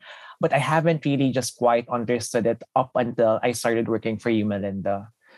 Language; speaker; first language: English; non-native, local second language; Filipino